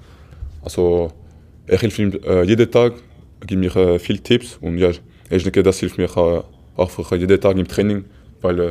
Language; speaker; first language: German; non-native, fluent; Portuguese